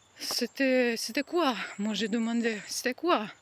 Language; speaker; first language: French; non-native, learner; Ukrainian